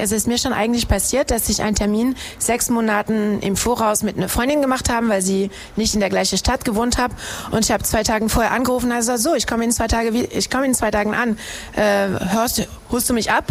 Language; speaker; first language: German; non-native, fluent; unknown